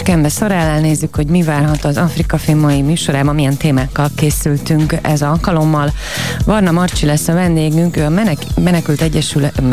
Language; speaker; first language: Hungarian; native; Hungarian